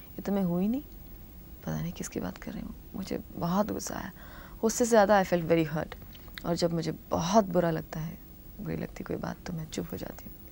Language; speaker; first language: Hindi; non-native, local second language; Telugu